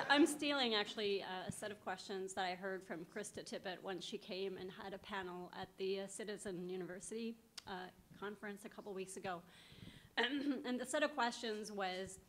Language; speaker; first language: English; native; English